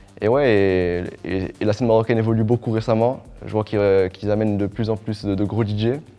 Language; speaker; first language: French; non-native, local second language; Arabic